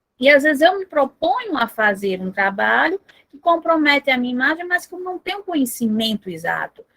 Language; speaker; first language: Portuguese; native; Portuguese